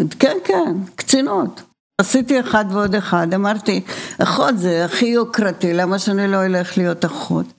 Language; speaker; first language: Hebrew; early bilingual, other home language; Bulgarian